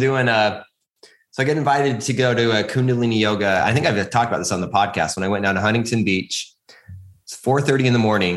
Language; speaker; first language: English; native; English